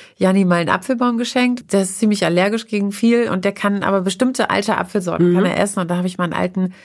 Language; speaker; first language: German; native; German